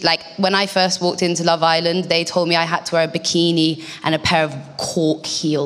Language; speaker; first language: English; native; English